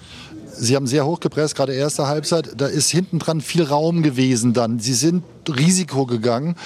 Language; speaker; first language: German; native; German